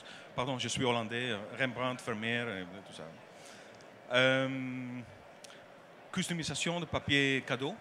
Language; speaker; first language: French; non-native, learner; Dutch